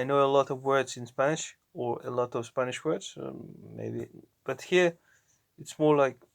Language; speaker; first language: English; non-native, fluent; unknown